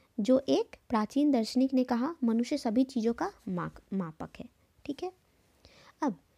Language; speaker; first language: Hindi; native; Hindi